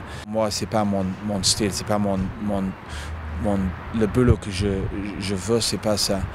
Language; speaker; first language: French; non-native, fluent; English